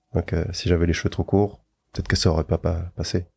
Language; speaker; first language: French; native; French